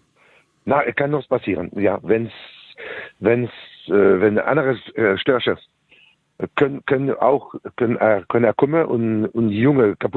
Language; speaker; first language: German; non-native, learner; French